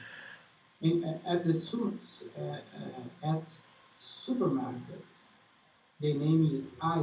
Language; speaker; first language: English; non-native, learner; Portuguese